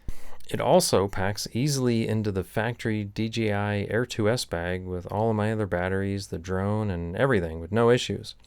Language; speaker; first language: English; native; English